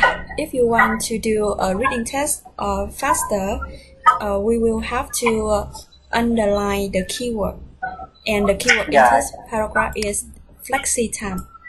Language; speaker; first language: English; non-native, fluent; Vietnamese